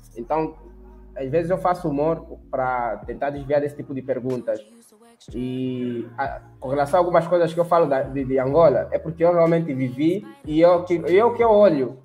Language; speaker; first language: Portuguese; native; Portuguese